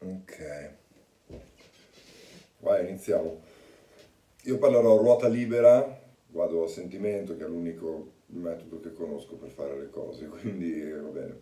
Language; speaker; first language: Italian; native; Italian